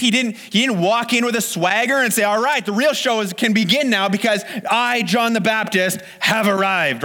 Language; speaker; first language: English; native; English